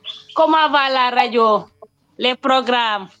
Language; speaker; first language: French; non-native, local second language; Wolof